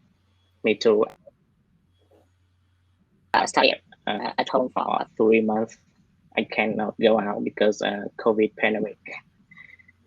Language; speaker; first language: English; non-native, learner; Vietnamese